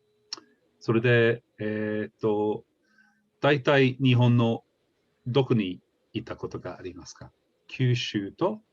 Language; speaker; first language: Japanese; non-native, fluent; English